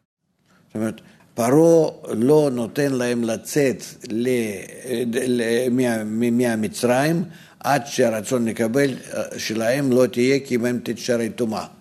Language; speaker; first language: Hebrew; non-native, fluent; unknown